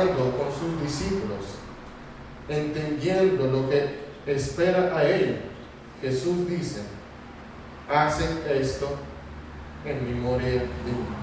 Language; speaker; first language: Spanish; non-native, fluent; Russian